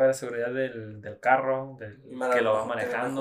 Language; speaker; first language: Spanish; native; Spanish